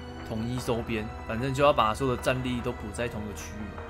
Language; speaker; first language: Chinese; native; Chinese